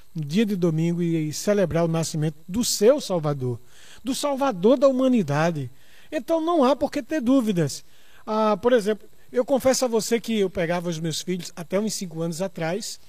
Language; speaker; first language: Portuguese; native; Portuguese